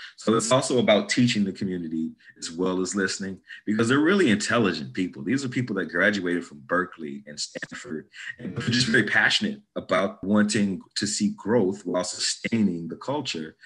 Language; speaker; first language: English; native; English